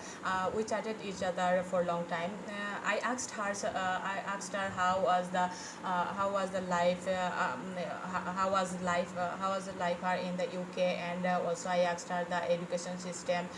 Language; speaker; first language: English; non-native, fluent; Bangla